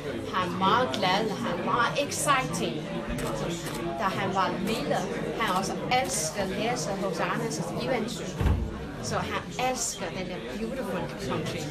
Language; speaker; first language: Danish; non-native, fluent; Chinese